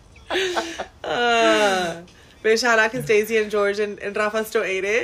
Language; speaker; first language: English; early bilingual, other home language; Spanish